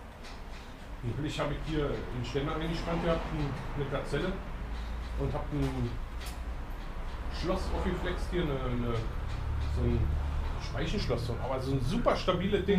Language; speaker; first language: German; native; German